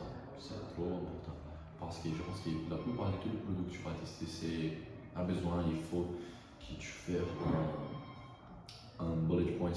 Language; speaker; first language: French; non-native, learner; Portuguese